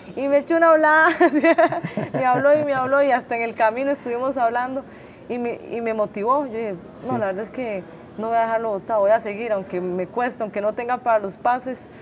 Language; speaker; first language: Spanish; native; Spanish